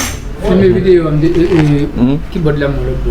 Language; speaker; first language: Portuguese; non-native, learner; Haitian Creole